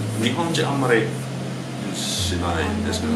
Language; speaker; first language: Japanese; non-native, learner; Finnish